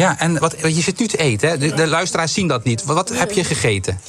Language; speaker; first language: Dutch; native; Dutch